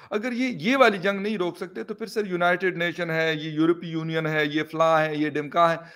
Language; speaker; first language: Urdu; non-native, local second language; Pashto